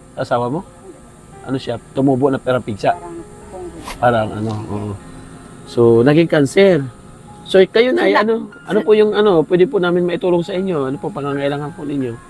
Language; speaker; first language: Filipino; non-native, local second language; Cebuano